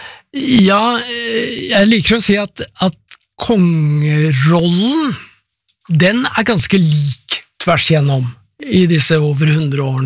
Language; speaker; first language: Norwegian; native; Norwegian